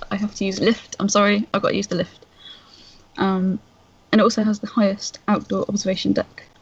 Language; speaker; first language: English; native; English